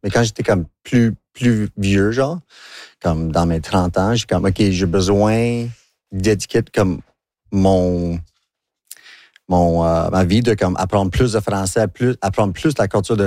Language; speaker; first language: French; non-native, local second language; English